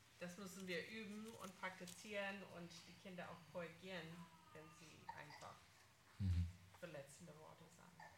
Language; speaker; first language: German; non-native, fluent; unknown